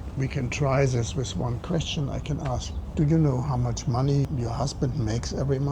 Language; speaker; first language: English; non-native, fluent; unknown